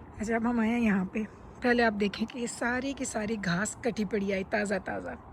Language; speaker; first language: Urdu; non-native, local second language; Punjabi